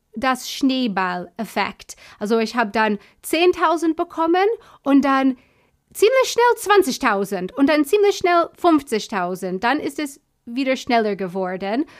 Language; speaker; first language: German; non-native, fluent; English